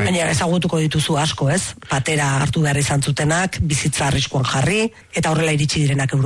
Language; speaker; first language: Basque; native; Basque